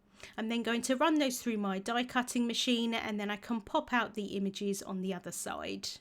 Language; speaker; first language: English; native; English